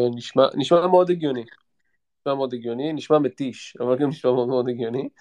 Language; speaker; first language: Hebrew; native; Hebrew